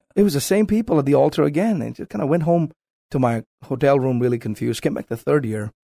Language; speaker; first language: English; non-native, local second language; Malayalam